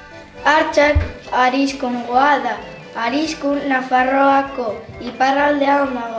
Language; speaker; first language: Basque; non-native, local second language; Spanish